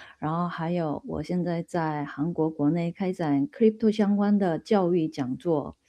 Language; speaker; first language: Chinese; non-native, fluent; Korean